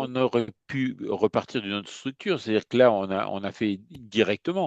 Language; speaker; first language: French; native; French